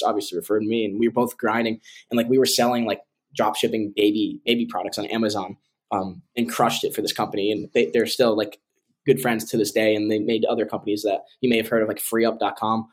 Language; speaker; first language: English; native; English